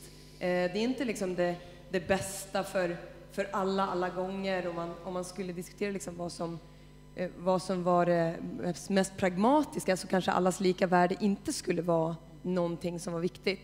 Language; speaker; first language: Swedish; native; Swedish